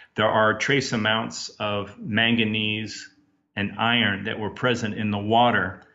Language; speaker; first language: English; native; English